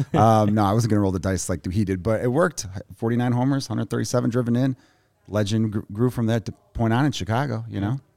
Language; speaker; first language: English; native; English